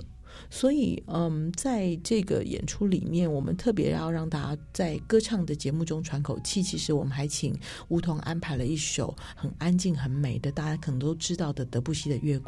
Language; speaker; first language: Chinese; native; Chinese